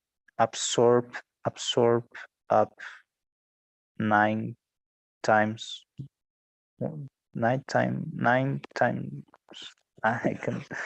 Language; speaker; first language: English; non-native, learner; Spanish